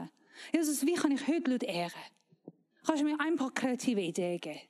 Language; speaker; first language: German; non-native, learner; Persian